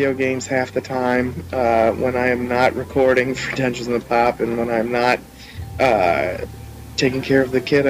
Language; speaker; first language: English; native; English